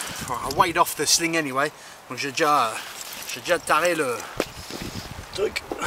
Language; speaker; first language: French; non-native, fluent; English